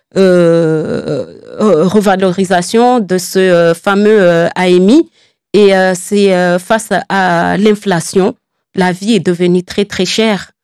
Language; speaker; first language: French; non-native, local second language; Comorian